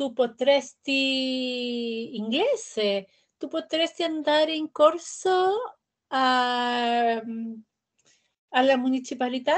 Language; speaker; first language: Italian; non-native, learner; Spanish